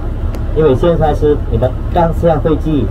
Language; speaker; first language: Chinese; non-native, fluent; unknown